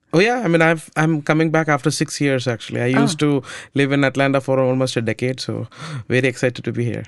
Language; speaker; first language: English; non-native, local second language; Malayalam